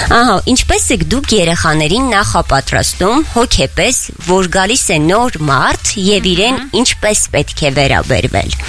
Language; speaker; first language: Armenian; native; Armenian